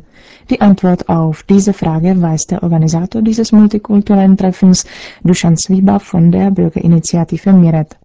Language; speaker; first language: German; native; German